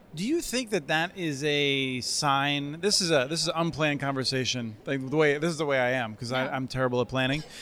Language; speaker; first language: English; native; English